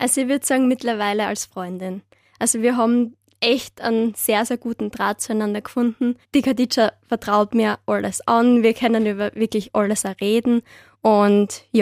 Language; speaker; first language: German; native; German